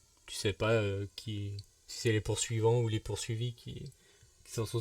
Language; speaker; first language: French; native; French